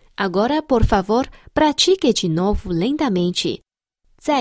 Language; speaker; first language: Portuguese; non-native, fluent; Chinese